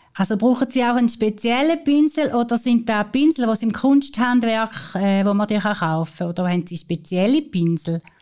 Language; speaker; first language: German; native; German